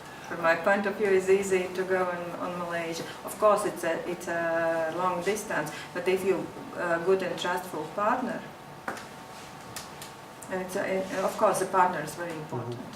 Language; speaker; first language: English; non-native, learner; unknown